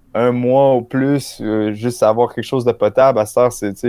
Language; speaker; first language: French; native; French